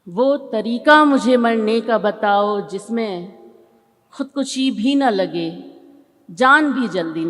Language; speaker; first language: Hindi; native; Hindi